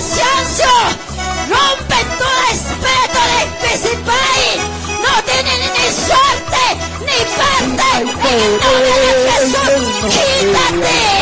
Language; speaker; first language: Spanish; non-native, local second language; Quechua